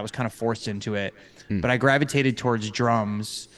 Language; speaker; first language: English; native; English